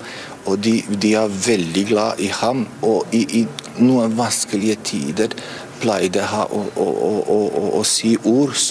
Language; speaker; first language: Norwegian; non-native, fluent; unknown